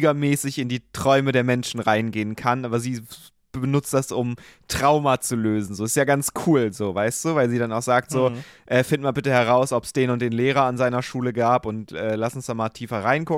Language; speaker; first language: German; native; German